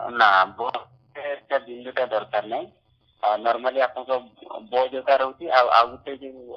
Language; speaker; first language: Odia; non-native, local second language; Santali